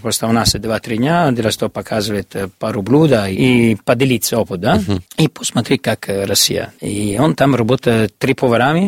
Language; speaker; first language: Russian; non-native, learner; Italian